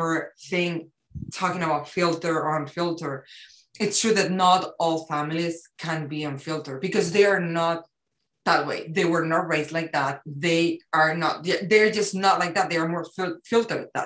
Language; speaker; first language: English; non-native, fluent; Spanish